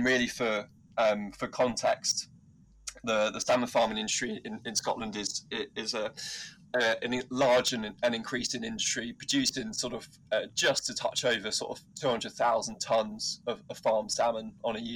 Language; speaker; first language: English; native; English